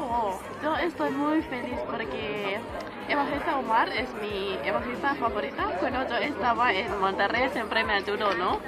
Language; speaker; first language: Spanish; non-native, learner; Korean